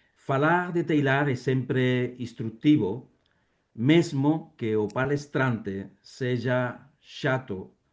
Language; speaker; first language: Portuguese; non-native, fluent; Spanish